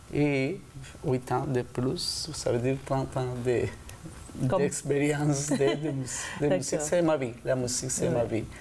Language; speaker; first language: French; non-native, fluent; Spanish